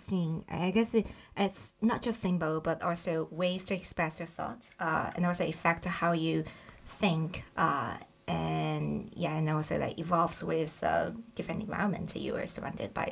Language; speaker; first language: English; non-native, fluent; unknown